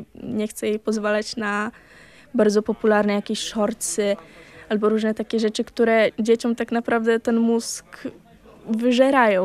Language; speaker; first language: Polish; native; Polish